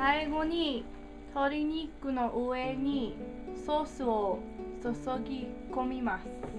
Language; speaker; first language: Japanese; non-native, learner; English